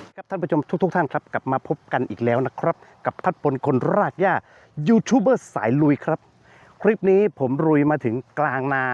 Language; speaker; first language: Thai; native; Thai